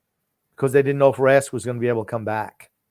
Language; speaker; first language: English; native; English